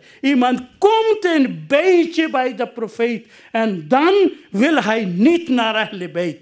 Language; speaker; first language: Dutch; non-native, fluent; Urdu